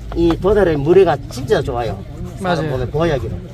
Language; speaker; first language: Korean; native; Korean